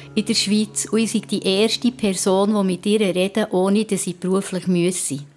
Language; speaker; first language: German; native; German